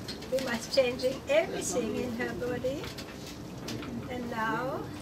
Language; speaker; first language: English; non-native, learner; German